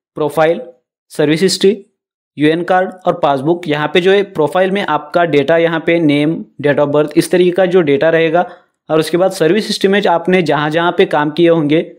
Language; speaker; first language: Hindi; non-native, local second language; Marathi